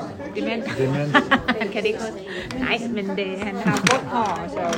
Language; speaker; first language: Danish; non-native, learner; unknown